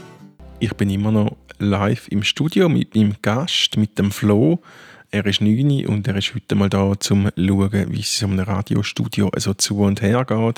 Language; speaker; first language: German; native; German